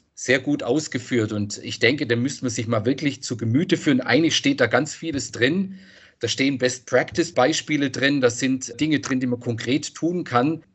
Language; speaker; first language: German; native; German